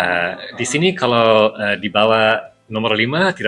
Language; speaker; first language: Indonesian; non-native, fluent; English